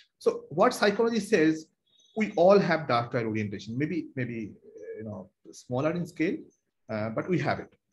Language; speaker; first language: English; non-native, local second language; Bangla